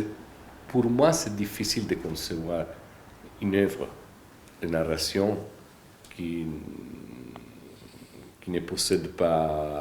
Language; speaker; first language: French; non-native, fluent; Italian